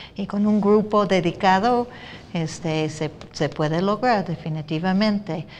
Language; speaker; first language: Spanish; non-native, fluent; English